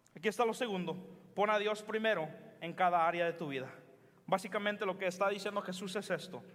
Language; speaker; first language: Spanish; early bilingual, heritage; Spanish